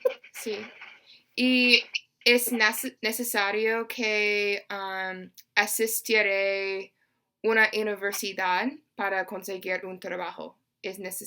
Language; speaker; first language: Spanish; non-native, learner; English